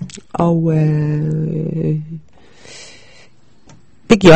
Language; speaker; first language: Danish; early bilingual, other home language; Polish